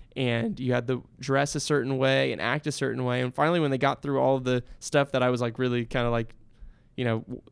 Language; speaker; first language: English; native; English